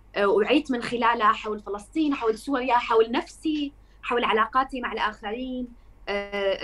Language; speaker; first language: Arabic; native; Arabic